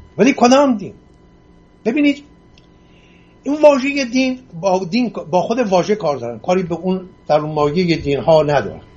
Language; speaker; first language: Persian; non-native, local second language; Assyrian Neo-Aramaic